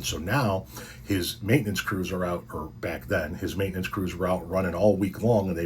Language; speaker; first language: English; native; English